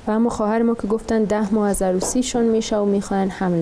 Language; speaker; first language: Persian; native; Persian